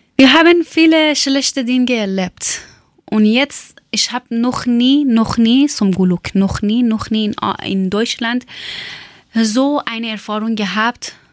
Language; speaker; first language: German; non-native, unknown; Persian